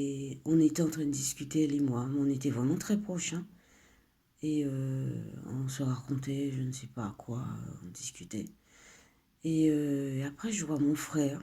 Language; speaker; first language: French; native; French